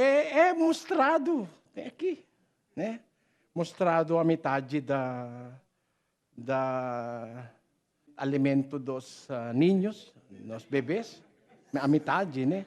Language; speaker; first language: Portuguese; non-native, learner; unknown